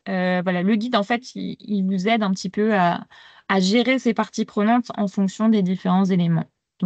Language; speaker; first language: French; native; French